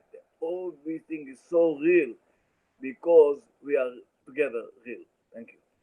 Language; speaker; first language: English; non-native, learner; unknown